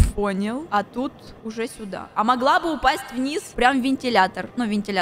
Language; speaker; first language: Russian; native; Russian